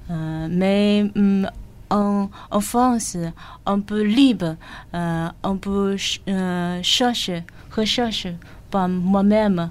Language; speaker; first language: French; non-native, learner; Chinese